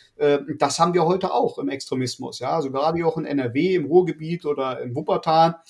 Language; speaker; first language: German; native; German